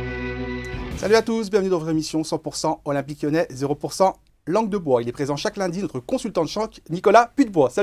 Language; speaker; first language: French; native; French